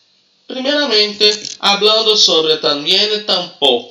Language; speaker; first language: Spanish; non-native, fluent; Portuguese